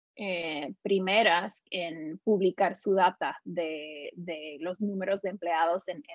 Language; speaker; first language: Spanish; early bilingual, heritage; Spanish